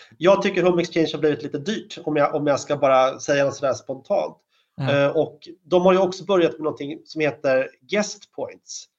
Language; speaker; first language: Swedish; native; Swedish